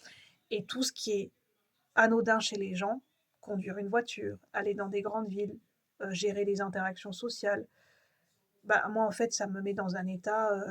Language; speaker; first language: French; native; French